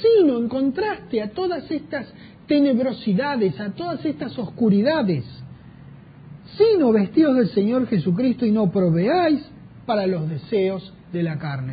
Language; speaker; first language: Spanish; native; Spanish